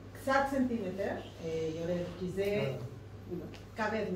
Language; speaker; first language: Hebrew; non-native, learner; Spanish